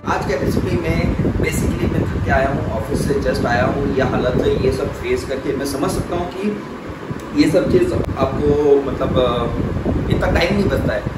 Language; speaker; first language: Hindi; non-native, local second language; Bangla